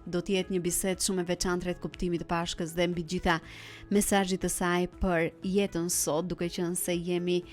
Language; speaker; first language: Albanian; native; Albanian